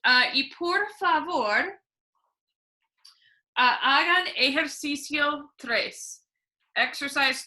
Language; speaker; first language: Spanish; non-native, fluent; English